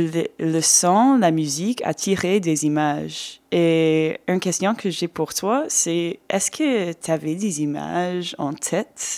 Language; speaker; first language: French; non-native, fluent; English